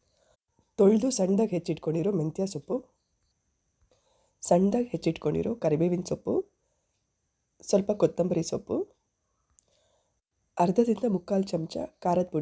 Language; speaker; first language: Kannada; native; Kannada